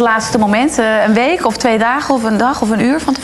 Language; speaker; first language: Dutch; native; Dutch